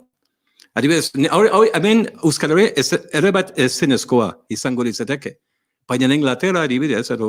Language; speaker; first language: Basque; non-native, learner; English